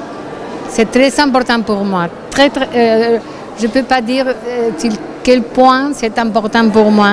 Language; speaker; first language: French; non-native, fluent; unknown